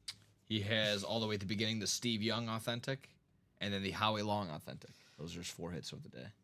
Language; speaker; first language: English; native; English